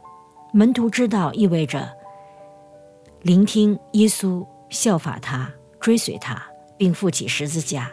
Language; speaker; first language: Chinese; native; Chinese